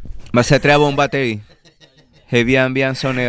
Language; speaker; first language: French; non-native, learner; Spanish